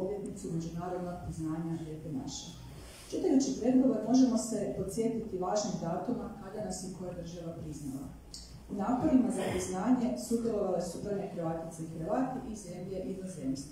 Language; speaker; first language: Croatian; native; Croatian